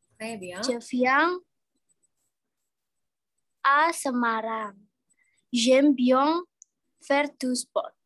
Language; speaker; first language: French; non-native, fluent; Indonesian